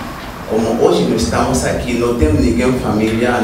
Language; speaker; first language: Portuguese; non-native, learner; Haitian Creole